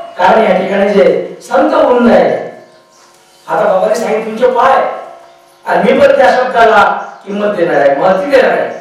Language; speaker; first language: Marathi; non-native, local second language; Lambadi